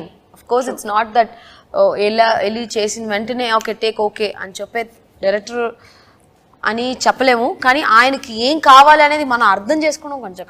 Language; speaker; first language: Telugu; non-native, fluent; Tamil